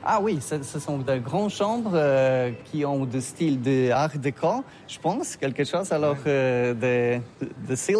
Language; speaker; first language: French; non-native, learner; Polish